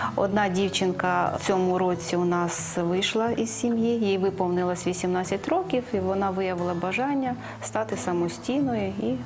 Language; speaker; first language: Ukrainian; native; Ukrainian